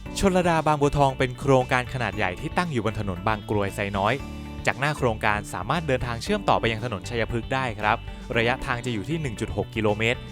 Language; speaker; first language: Thai; native; Thai